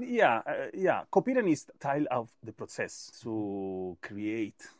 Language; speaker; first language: German; non-native, learner; Italian